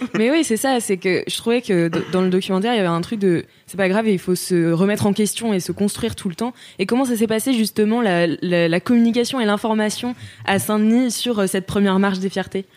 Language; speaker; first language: French; native; French